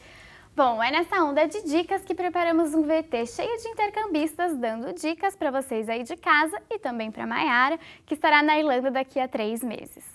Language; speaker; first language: Portuguese; native; Portuguese